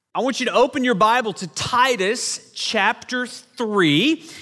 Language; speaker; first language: English; native; English